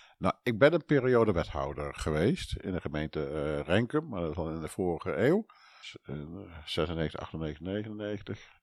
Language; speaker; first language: Dutch; native; Dutch